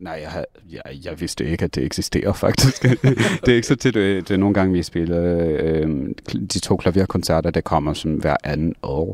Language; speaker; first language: Danish; non-native, fluent; English